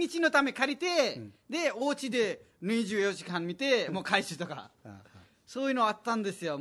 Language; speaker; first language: Japanese; non-native, fluent; Nepali